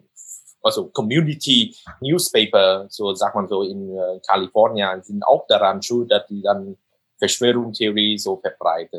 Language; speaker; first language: German; non-native, fluent; Vietnamese